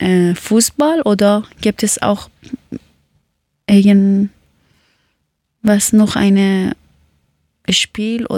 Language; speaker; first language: German; non-native, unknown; Persian